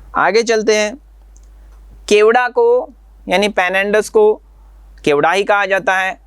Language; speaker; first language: Hindi; non-native, local second language; Marathi